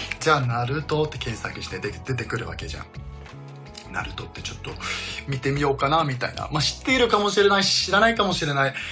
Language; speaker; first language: Japanese; non-native, fluent; Danish